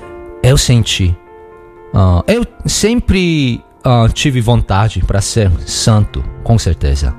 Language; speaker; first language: Portuguese; non-native, learner; Korean